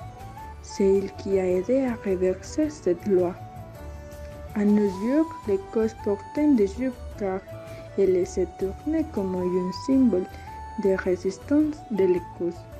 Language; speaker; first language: French; non-native, learner; Spanish